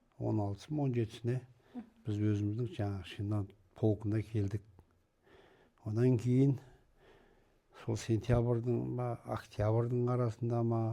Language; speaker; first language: Kazakh; native; Kazakh